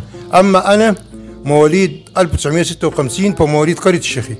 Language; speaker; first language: Arabic; native; Arabic